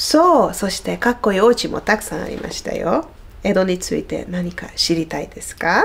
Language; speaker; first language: Japanese; non-native, fluent; Hungarian